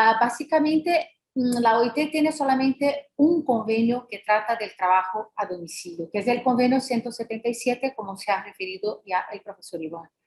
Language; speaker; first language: Spanish; non-native, fluent; Portuguese